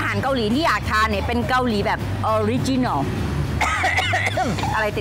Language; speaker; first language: Thai; native; Thai